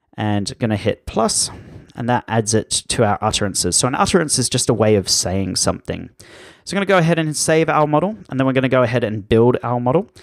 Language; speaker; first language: English; native; English